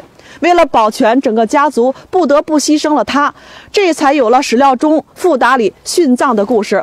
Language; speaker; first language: Chinese; native; Chinese